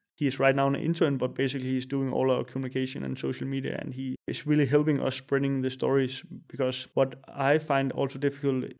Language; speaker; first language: English; non-native, fluent; Danish